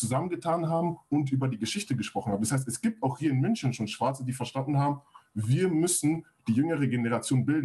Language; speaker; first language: German; non-native, fluent; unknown